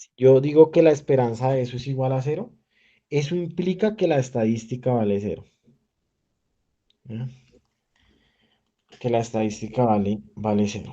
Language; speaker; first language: Spanish; native; Spanish